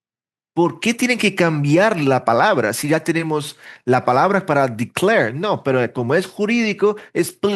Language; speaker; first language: Spanish; early bilingual, heritage; Portuguese